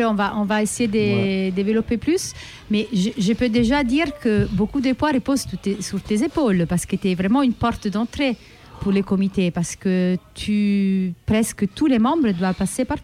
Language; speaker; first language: French; native; French